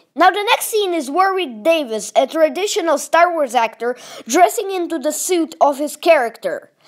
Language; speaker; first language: English; non-native, fluent; Russian